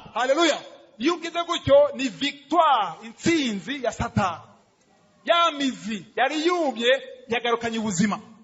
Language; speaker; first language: Rundi; native; Rundi